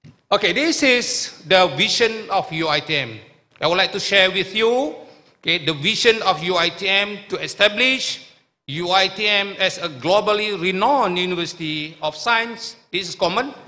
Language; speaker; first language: English; non-native, local second language; Malay